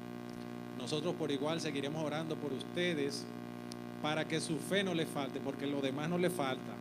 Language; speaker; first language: Spanish; native; Spanish